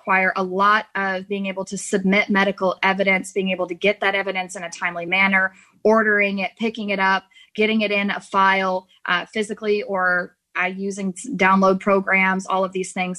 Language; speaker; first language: English; native; English